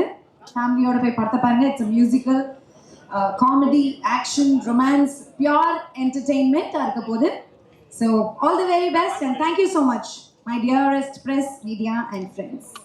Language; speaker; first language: Tamil; native; Tamil